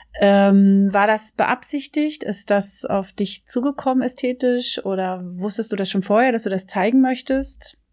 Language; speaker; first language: German; native; German